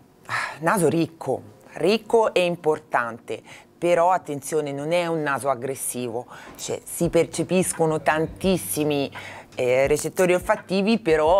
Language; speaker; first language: Italian; native; Italian